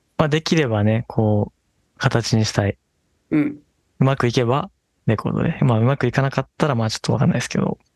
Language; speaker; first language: Japanese; native; Japanese